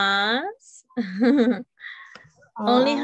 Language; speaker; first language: English; non-native, learner; Spanish